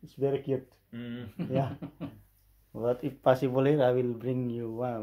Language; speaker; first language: English; non-native, local second language; Filipino